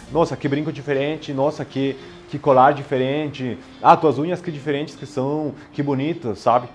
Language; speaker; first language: Portuguese; non-native, fluent; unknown